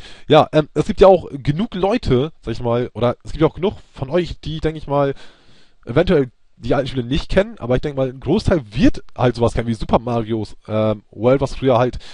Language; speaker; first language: German; native; German